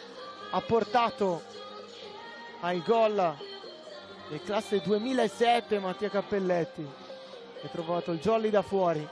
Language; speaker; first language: Italian; native; Italian